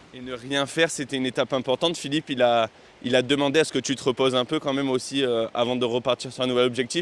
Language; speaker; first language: French; native; French